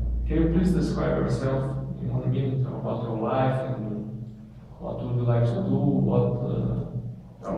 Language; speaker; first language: English; non-native, learner; Portuguese